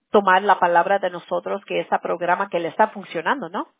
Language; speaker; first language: Spanish; early bilingual, other home language; English